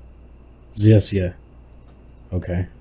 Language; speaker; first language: Chinese; non-native, learner; English